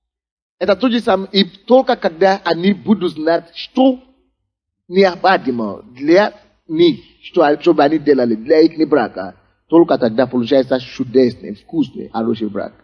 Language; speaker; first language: Russian; non-native, fluent; Yoruba